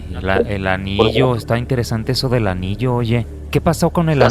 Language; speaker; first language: Spanish; native; Spanish